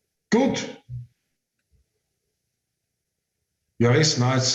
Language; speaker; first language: German; native; German